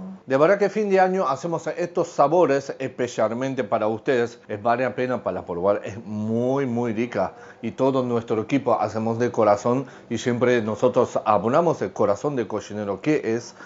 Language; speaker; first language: Spanish; non-native, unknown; Japanese